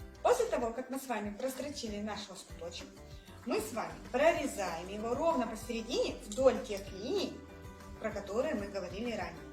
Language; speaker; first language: Russian; native; Russian